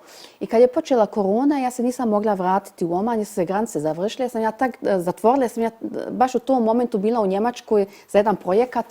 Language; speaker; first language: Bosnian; early bilingual, heritage; Bosnian